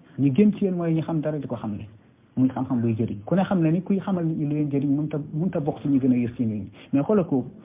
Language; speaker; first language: Wolof; non-native, local second language; Fula